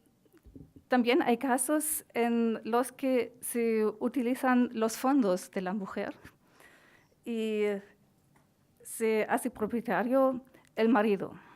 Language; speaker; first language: Spanish; non-native, fluent; German